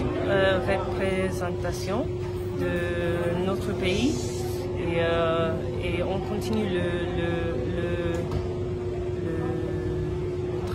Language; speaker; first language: French; non-native, local second language; Haitian Creole